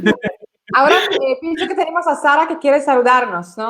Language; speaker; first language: Spanish; non-native, learner; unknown